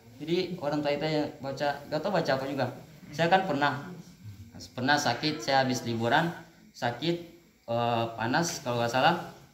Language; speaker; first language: Indonesian; native; Indonesian